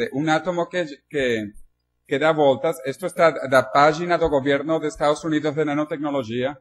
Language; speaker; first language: Spanish; non-native, learner; Portuguese